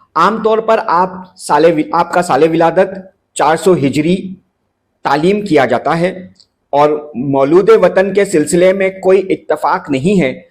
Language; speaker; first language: Urdu; native; Urdu